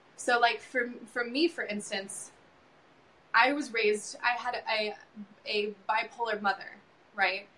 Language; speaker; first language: English; native; English